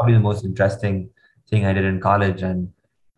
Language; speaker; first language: English; non-native, local second language; Hindi